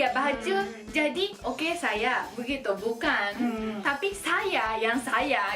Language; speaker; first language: Indonesian; non-native, fluent; Japanese